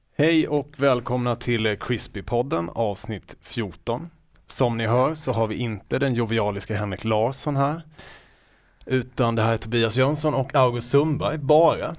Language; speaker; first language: Swedish; native; Swedish